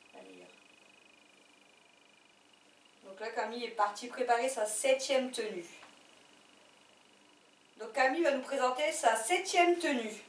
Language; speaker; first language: French; native; French